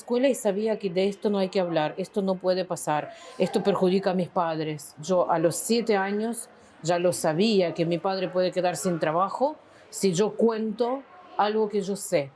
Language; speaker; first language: Spanish; non-native, fluent; Ukrainian